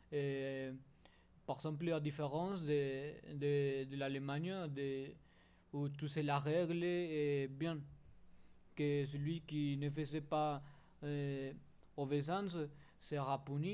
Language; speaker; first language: French; non-native, learner; Spanish